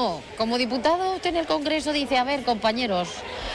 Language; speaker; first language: Spanish; native; Spanish